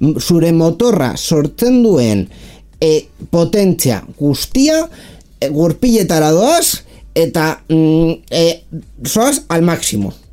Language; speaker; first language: Basque; non-native, local second language; Spanish